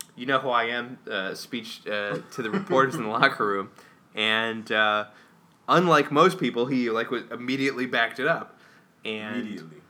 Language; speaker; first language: English; native; English